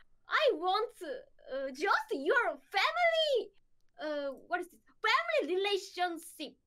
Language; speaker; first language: English; non-native, learner; Korean